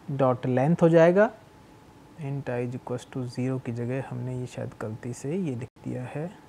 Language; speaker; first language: Hindi; native; Hindi